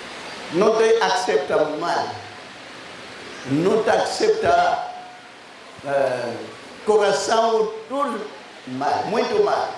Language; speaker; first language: Portuguese; non-native, learner; Lingala